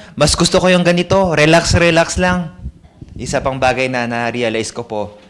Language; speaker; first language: Filipino; native; Filipino